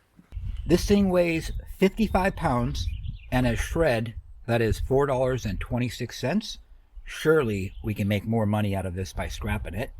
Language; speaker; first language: English; native; English